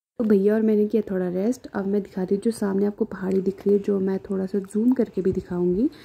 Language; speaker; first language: Hindi; non-native, local second language; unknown